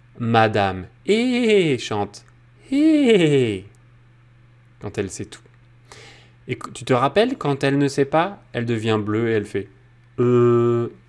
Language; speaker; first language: French; native; French